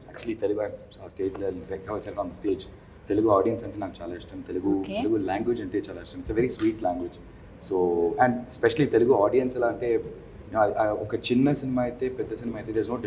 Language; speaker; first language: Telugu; non-native, learner; Tamil